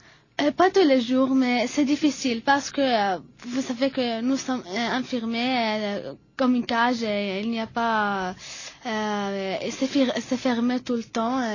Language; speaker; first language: French; non-native, learner; Arabic